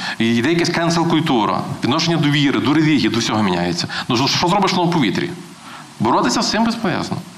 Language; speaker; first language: Ukrainian; native; Ukrainian